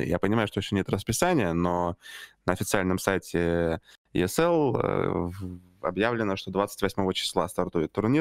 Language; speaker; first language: Russian; native; Russian